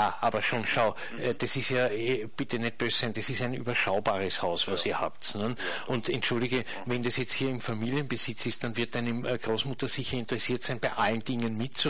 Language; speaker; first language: German; native; German